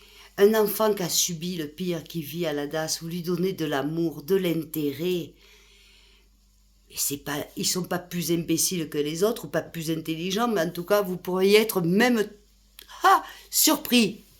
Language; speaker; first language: French; native; French